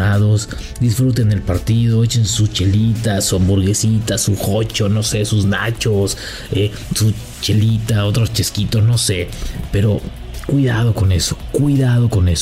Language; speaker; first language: Spanish; native; Spanish